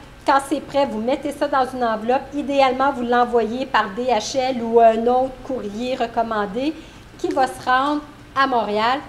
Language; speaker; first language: French; native; French